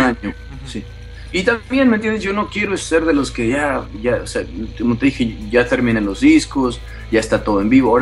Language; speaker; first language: Spanish; early bilingual, other home language; English